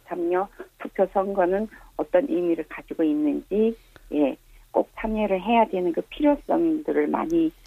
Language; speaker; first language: Korean; early bilingual, heritage; Korean